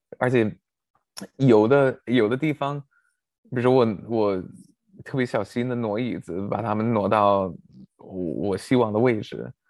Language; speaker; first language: Chinese; non-native, fluent; English